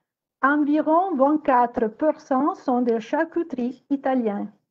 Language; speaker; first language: French; non-native, fluent; Italian